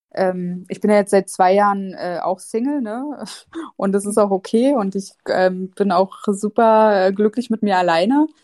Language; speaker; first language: German; native; German